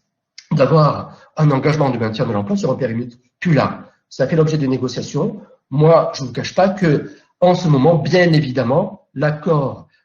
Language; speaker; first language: French; native; French